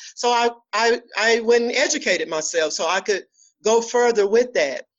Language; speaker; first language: English; native; English